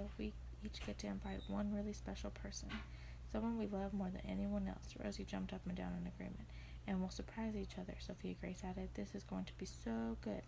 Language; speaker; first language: English; native; English